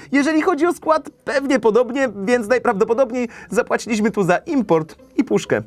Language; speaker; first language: Polish; native; Polish